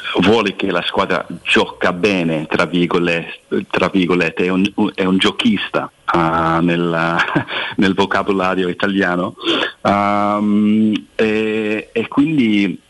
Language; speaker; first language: Italian; non-native, fluent; English